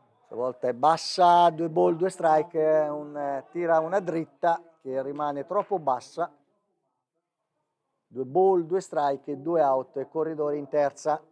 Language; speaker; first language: Italian; native; Italian